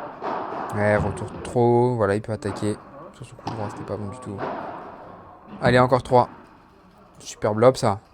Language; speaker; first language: French; native; French